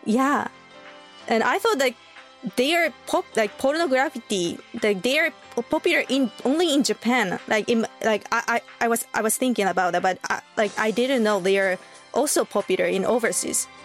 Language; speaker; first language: English; non-native, fluent; Japanese